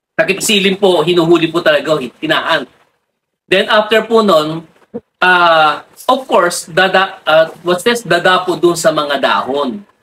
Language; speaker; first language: Filipino; non-native, local second language; Iloko